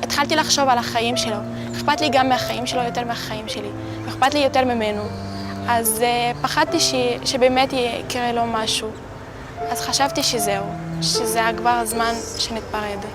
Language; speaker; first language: Hebrew; non-native, local second language; Arabic